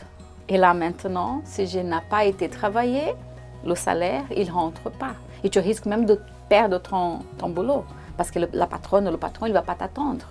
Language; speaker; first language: French; non-native, fluent; Portuguese